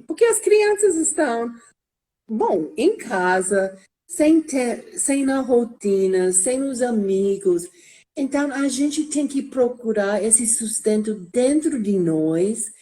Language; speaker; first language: Portuguese; non-native, fluent; English